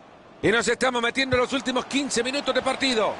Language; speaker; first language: Spanish; native; Spanish